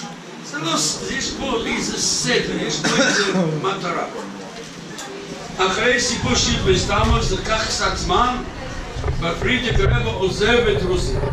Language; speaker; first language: Hebrew; non-native, fluent; English